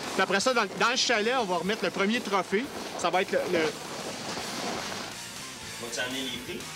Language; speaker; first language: French; native; French